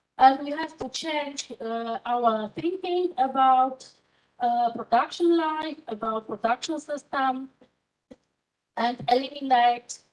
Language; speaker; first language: English; non-native, fluent; Polish